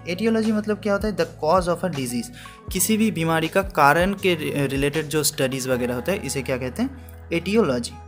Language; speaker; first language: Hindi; non-native, local second language; Bangla